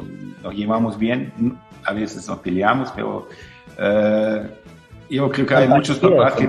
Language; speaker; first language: Spanish; non-native, fluent; German